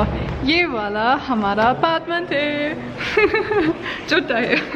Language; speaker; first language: Hindi; non-native, learner; German